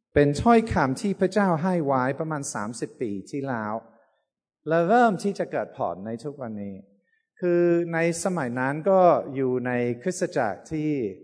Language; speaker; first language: Thai; non-native, fluent; English